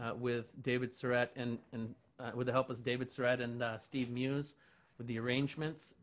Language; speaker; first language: English; native; English